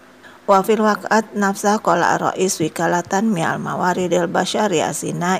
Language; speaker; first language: Arabic; non-native, fluent; Indonesian